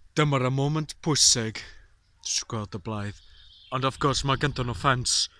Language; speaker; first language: Welsh; non-native, local second language; English